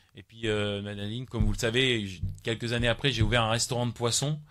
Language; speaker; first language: French; native; French